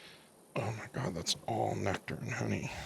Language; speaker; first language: English; native; English